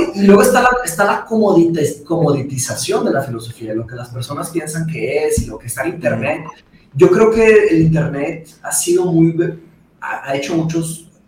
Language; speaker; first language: Spanish; early bilingual, other home language; Portuguese